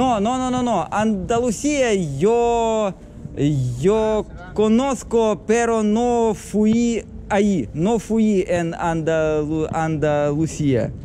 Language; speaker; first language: Spanish; non-native, learner; Russian